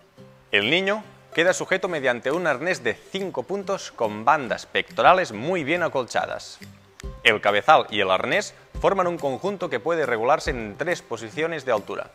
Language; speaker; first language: Spanish; native; Spanish